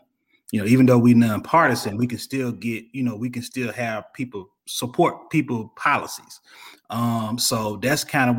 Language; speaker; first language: English; native; English